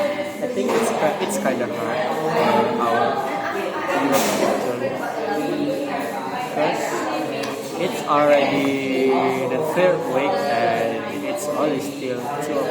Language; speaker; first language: English; non-native, learner; Indonesian